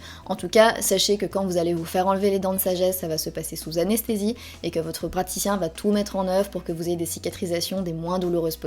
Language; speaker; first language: French; native; French